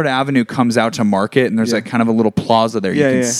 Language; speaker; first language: English; native; English